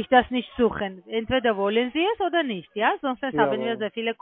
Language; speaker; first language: German; non-native, learner; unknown